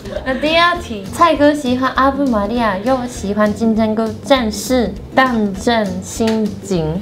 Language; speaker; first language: Chinese; non-native, fluent; Japanese